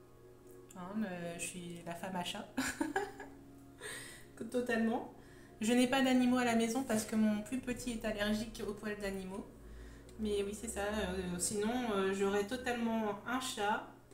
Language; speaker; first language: French; native; French